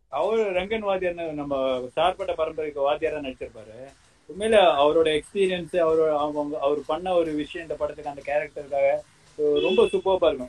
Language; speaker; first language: Tamil; native; Tamil